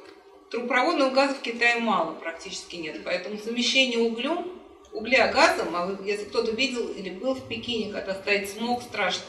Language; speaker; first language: Russian; native; Russian